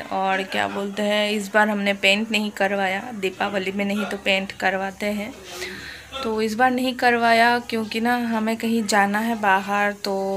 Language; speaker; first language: Hindi; non-native, local second language; Bangla